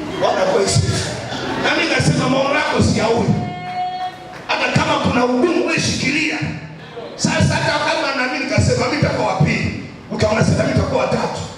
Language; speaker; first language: Swahili; native; Swahili